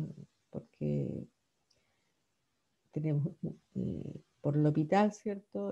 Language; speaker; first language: Spanish; native; Spanish